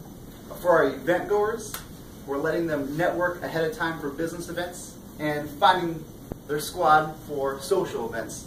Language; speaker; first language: English; native; English